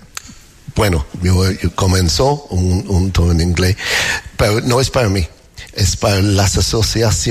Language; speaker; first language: Spanish; non-native, learner; English